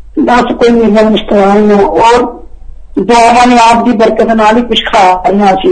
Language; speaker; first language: Urdu; non-native, local second language; Punjabi